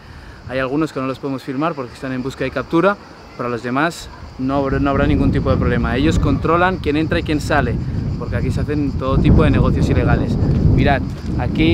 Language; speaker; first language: Spanish; native; Spanish